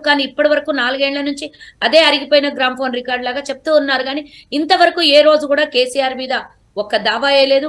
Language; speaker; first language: Telugu; native; Telugu